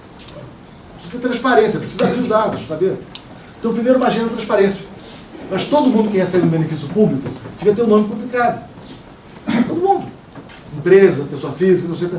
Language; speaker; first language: Portuguese; native; Portuguese